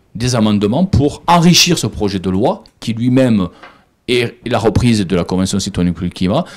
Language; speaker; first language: French; native; French